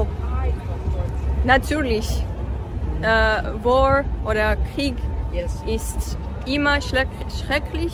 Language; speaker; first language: German; non-native, learner; Georgian